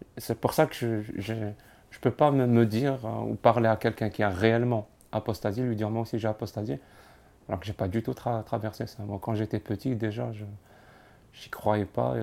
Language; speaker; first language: French; non-native, local second language; Arabic